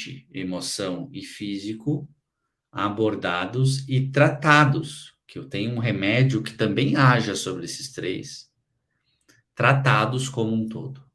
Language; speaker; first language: Portuguese; native; Portuguese